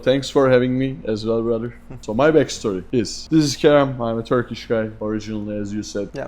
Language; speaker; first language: English; non-native, fluent; Turkish